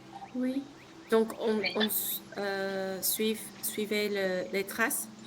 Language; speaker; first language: French; non-native, learner; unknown